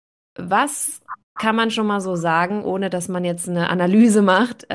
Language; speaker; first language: German; native; German